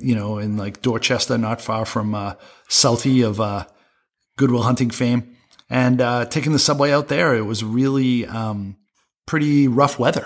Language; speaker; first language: English; native; English